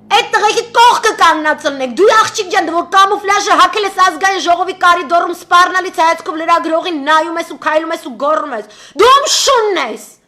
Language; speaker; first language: Armenian; native; Armenian